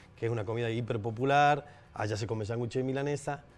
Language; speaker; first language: Spanish; native; Spanish